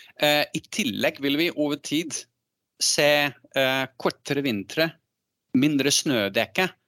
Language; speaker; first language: Norwegian; non-native, fluent; Dutch